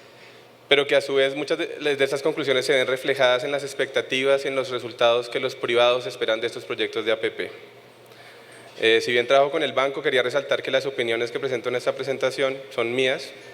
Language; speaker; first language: Spanish; native; Spanish